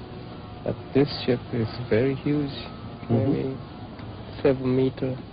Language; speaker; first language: English; non-native, fluent; Japanese